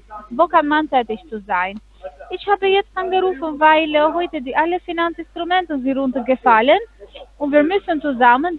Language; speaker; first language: German; non-native, learner; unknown